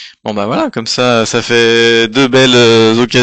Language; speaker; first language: French; native; French